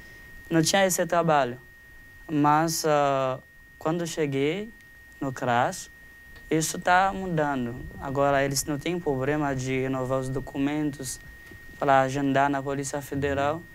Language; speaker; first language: Portuguese; non-native, fluent; Haitian Creole